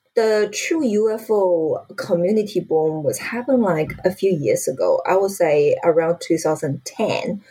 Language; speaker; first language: English; non-native, fluent; Chinese